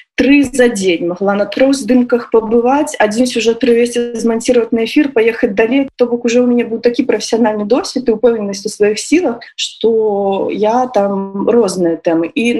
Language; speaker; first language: Belarusian; native; Belarusian